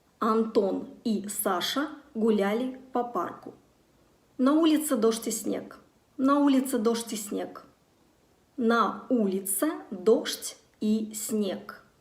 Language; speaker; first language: Russian; native; Russian